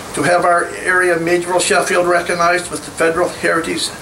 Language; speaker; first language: English; native; English